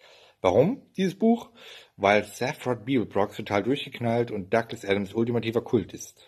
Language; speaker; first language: German; native; German